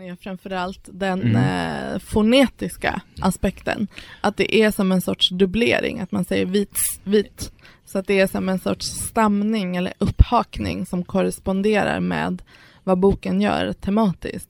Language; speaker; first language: Swedish; early bilingual, other home language; Persian